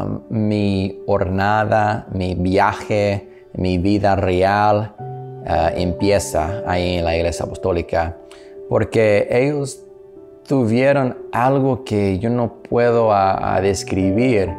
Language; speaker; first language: Spanish; non-native, learner; English